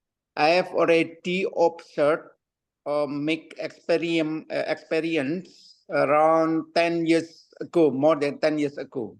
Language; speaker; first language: English; non-native, learner; Indonesian